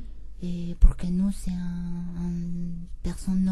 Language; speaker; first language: French; non-native, fluent; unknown